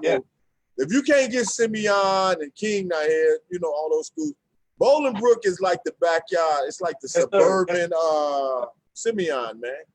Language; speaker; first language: English; native; English